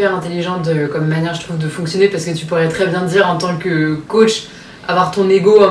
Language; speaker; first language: French; native; French